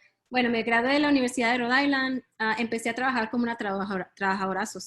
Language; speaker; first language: Spanish; early bilingual, heritage; Spanish